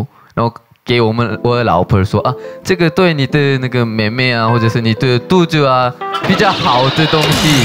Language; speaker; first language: Chinese; non-native, fluent; Korean